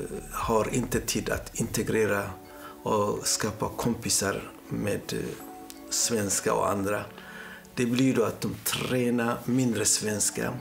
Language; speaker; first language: Swedish; non-native, fluent; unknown